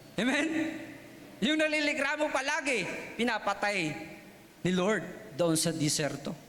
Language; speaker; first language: Filipino; non-native, local second language; Cebuano